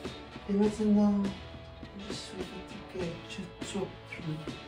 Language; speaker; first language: French; non-native, learner; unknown